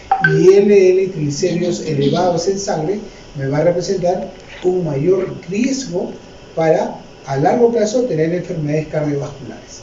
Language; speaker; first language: Spanish; native; Spanish